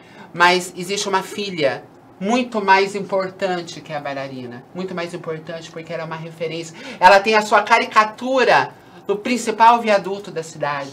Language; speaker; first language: Portuguese; native; Portuguese